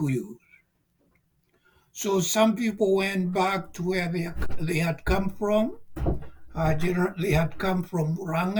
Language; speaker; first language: English; non-native, local second language; Kikuyu